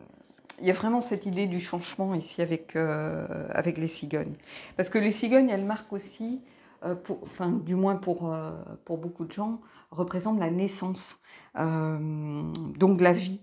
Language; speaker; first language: French; native; French